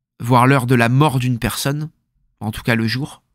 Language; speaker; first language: French; native; French